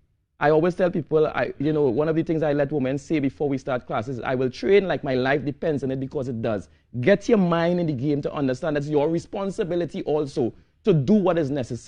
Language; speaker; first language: English; native; English